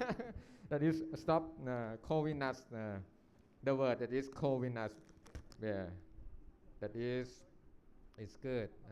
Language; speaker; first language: English; non-native, learner; Thai